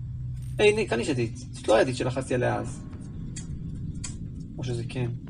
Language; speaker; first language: Hebrew; native; Hebrew